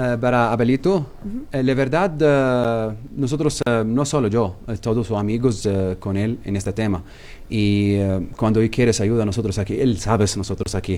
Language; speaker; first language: Spanish; non-native, learner; Arabic